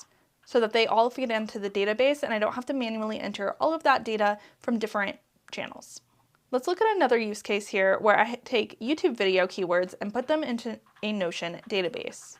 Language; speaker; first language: English; native; English